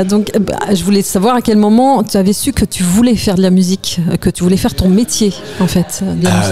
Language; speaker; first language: French; native; French